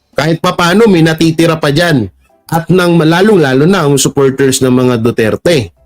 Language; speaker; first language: Filipino; non-native, local second language; Hiligaynon